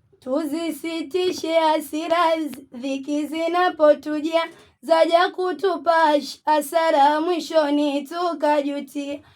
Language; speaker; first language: Swahili; native; Swahili